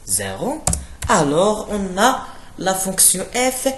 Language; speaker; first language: French; non-native, local second language; Arabic